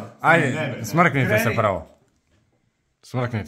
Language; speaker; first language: Serbian; native; Serbian